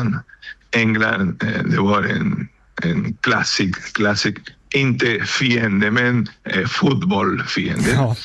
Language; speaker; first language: Swedish; non-native, learner; Spanish